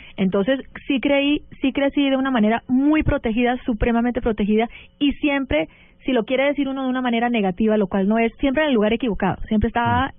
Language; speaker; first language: Spanish; early bilingual, heritage; Spanish